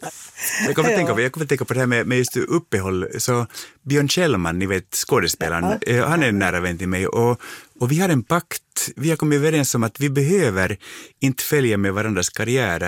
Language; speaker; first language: Swedish; native; Swedish